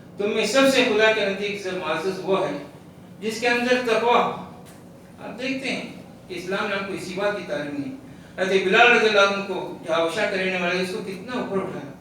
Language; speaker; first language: Urdu; non-native, local second language; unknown